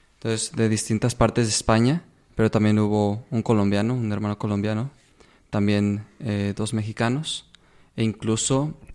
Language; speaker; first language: Spanish; native; Spanish